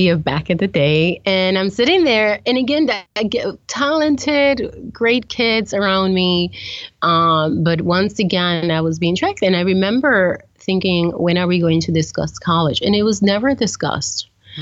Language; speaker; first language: English; early bilingual, other home language; Spanish